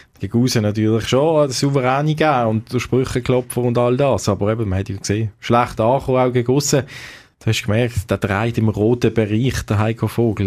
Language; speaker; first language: German; native; German